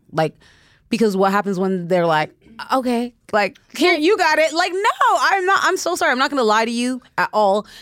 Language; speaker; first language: English; non-native, fluent; French